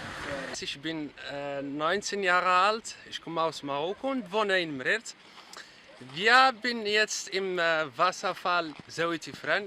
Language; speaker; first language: German; non-native, learner; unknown